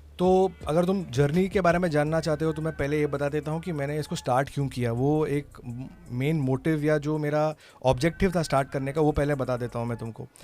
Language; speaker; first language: Hindi; non-native, local second language; Tamil